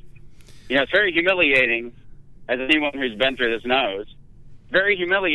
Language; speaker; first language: English; native; English